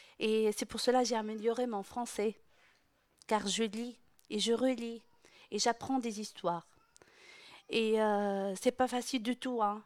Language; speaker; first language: French; non-native, local second language; Arabic